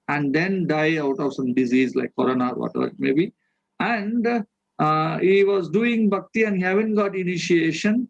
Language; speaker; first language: English; non-native, local second language; Tamil